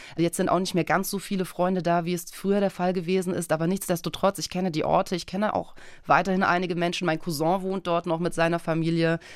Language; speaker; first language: German; early bilingual, other home language; Polish